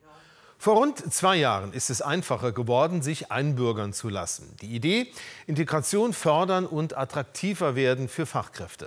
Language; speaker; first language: German; native; German